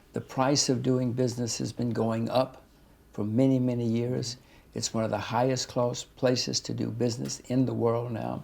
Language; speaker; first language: English; native; English